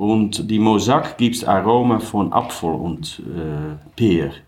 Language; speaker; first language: German; non-native, learner; Dutch